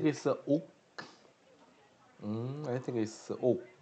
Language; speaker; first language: English; non-native, learner; Korean